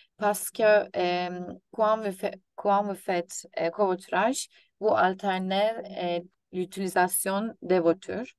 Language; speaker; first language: French; non-native, learner; Turkish